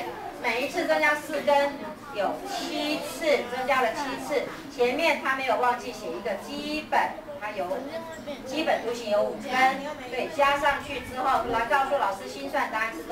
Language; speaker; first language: Chinese; native; Chinese